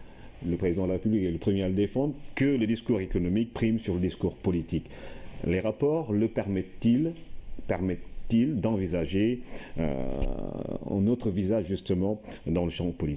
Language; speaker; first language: French; non-native, local second language; Wolof